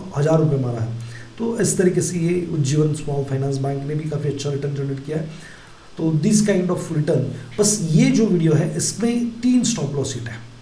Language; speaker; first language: Hindi; non-native, local second language; Marathi